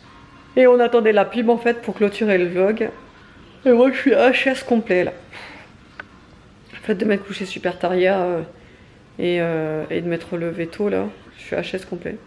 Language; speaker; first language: French; native; French